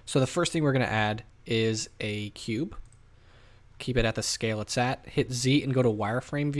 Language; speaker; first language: English; native; English